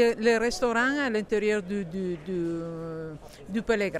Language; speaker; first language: French; non-native, learner; Italian